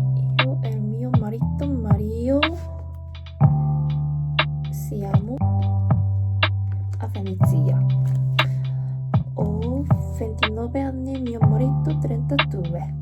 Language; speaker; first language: Italian; non-native, learner; Korean